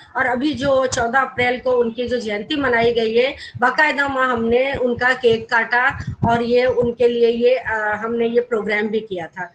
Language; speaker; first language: Urdu; non-native, local second language; Gujarati